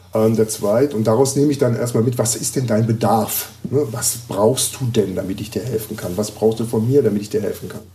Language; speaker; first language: German; native; German